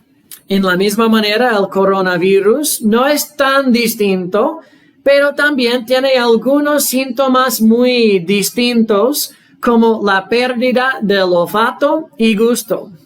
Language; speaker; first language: Spanish; non-native, fluent; English